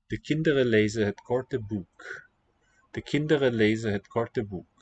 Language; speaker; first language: Dutch; non-native, learner; English